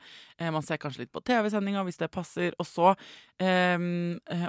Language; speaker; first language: Norwegian; native; Norwegian